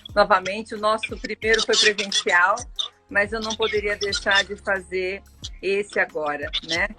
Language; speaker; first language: Portuguese; native; Portuguese